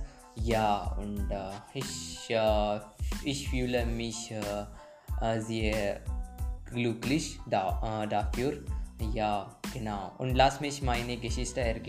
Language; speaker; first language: German; non-native, learner; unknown